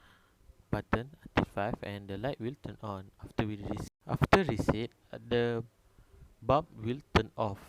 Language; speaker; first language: English; non-native, local second language; Malay